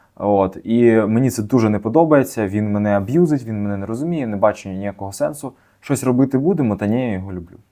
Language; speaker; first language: Ukrainian; native; Ukrainian